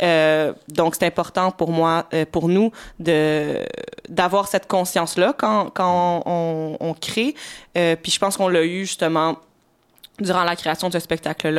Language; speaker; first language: French; native; French